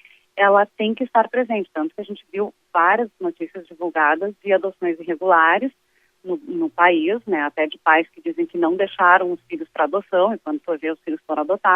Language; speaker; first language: Portuguese; native; Portuguese